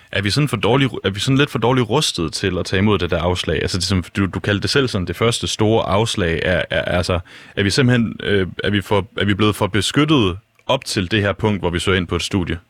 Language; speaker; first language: Danish; native; Danish